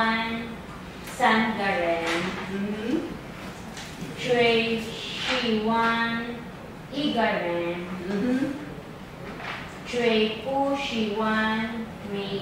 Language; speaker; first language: Chinese; non-native, learner; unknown